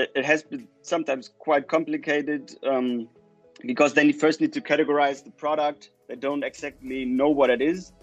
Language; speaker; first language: English; non-native, fluent; German